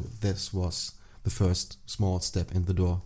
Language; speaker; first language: English; non-native, fluent; German